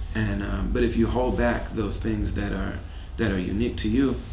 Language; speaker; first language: English; native; English